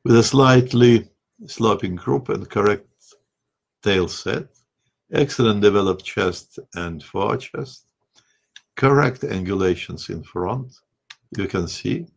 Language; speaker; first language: English; non-native, fluent; Russian